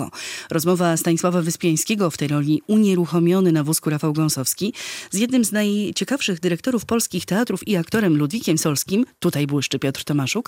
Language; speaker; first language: Polish; native; Polish